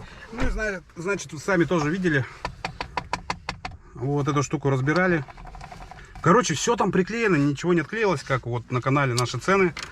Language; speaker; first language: Russian; native; Russian